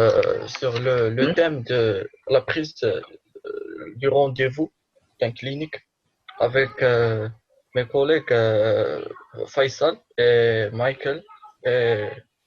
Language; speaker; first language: French; non-native, local second language; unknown